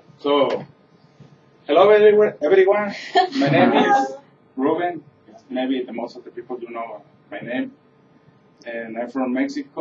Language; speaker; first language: English; non-native, learner; Spanish